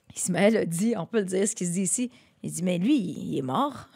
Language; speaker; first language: French; native; French